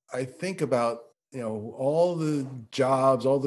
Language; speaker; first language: English; native; English